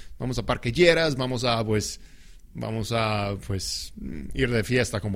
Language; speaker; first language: Spanish; non-native, fluent; English